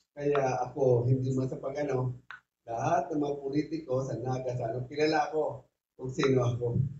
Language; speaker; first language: Filipino; non-native, local second language; Bikol